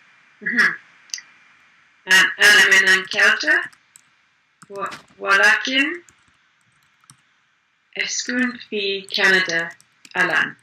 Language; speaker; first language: Arabic; non-native, learner; English